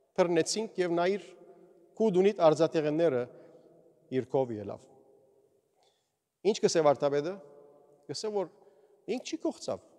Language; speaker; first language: Armenian; early bilingual, heritage; Armenian